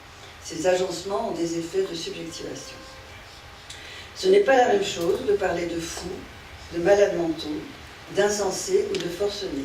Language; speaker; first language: French; native; French